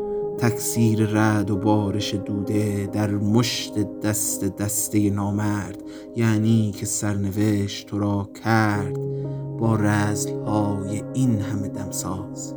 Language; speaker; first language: Persian; native; Persian